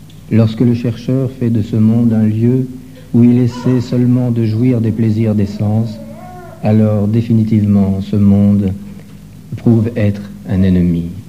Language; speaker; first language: French; native; French